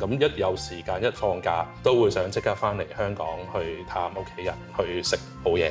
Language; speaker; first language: Cantonese; native; Cantonese